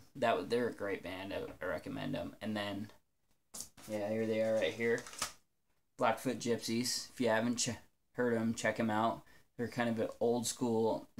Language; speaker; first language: English; native; English